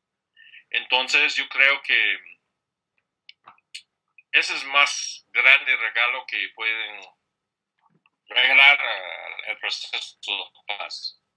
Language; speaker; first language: Spanish; non-native, fluent; English